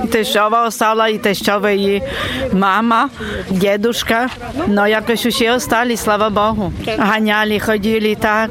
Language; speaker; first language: Polish; non-native, local second language; Ukrainian